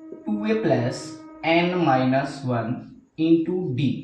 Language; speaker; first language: English; non-native, local second language; Hindi